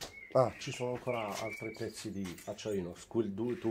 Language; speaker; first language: Italian; non-native, fluent; Arabic